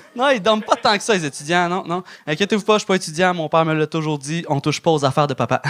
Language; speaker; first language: French; native; French